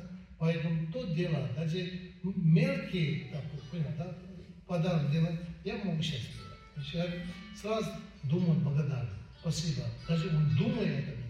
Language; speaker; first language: Russian; non-native, learner; Tibetan